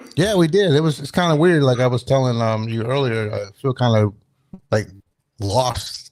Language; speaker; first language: English; native; English